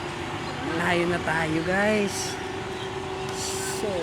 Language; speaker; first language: Filipino; native; Filipino